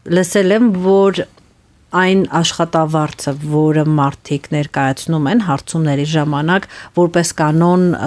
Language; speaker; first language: Armenian; native; Armenian